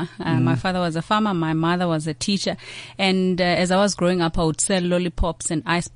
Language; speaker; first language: English; non-native, local second language; Xhosa